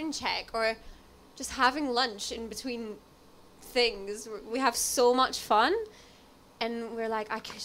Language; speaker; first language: English; native; English